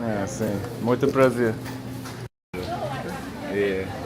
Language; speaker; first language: Portuguese; non-native, learner; English